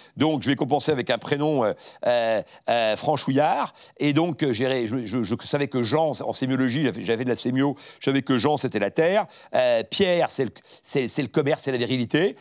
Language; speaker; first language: French; native; French